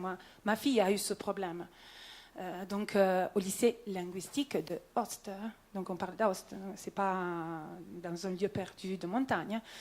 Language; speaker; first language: French; non-native, local second language; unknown